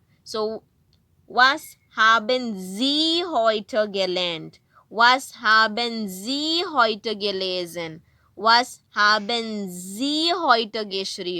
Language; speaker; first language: German; non-native, fluent; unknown